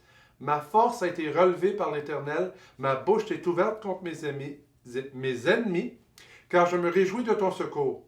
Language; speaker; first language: French; native; French